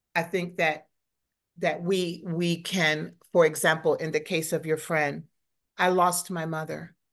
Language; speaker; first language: English; native; English